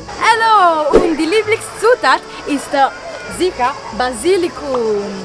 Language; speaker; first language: German; non-native, learner; Italian